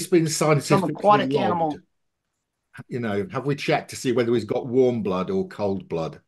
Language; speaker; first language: English; native; English